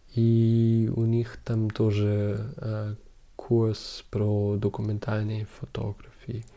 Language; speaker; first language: Russian; non-native, fluent; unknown